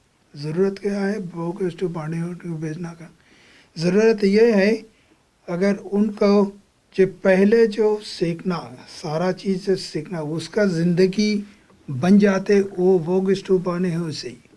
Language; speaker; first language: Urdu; non-native, fluent; Bangla